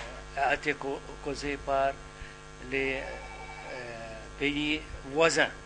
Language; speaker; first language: French; non-native, fluent; Arabic